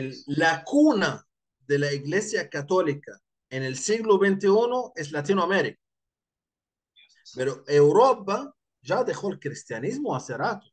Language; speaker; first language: Spanish; non-native, fluent; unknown